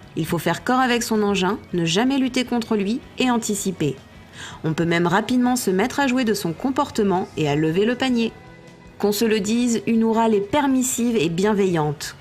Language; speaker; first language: French; native; French